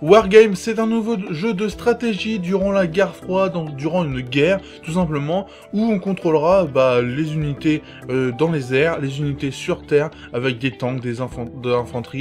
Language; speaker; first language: French; native; French